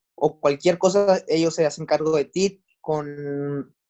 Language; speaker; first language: Spanish; native; Spanish